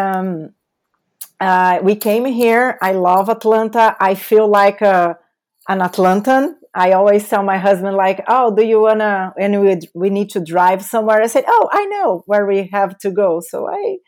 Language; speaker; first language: English; non-native, fluent; Portuguese